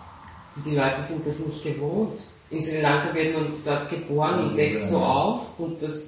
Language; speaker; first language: German; native; German